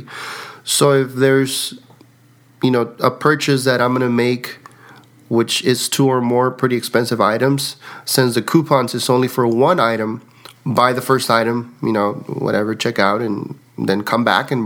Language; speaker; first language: English; early bilingual, other home language; Spanish